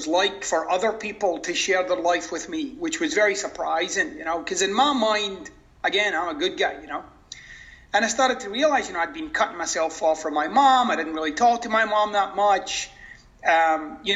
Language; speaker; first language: English; native; English